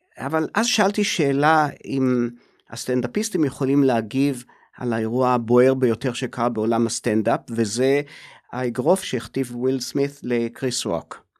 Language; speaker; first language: Hebrew; native; Hebrew